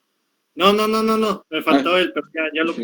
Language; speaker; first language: Spanish; native; Spanish